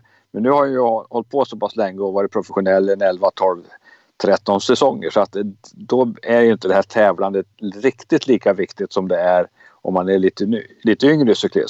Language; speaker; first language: Swedish; native; Swedish